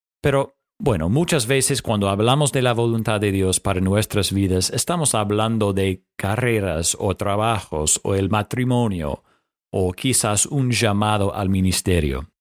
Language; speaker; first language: Spanish; non-native, fluent; English